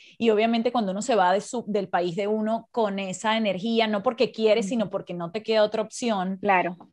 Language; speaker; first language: Spanish; native; Spanish